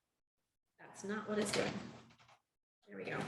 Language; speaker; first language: English; native; English